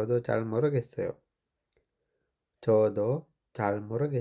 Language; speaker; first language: Korean; non-native, fluent; Sinhala